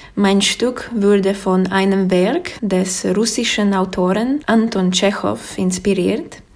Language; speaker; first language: German; non-native, fluent; Slovak